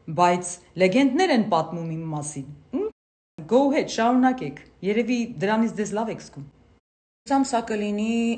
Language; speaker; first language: Armenian; native; Armenian